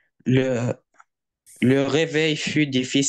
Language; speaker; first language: French; non-native, learner; Arabic